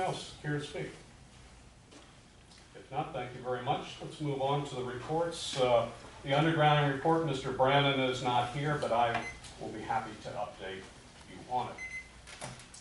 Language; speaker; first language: English; native; English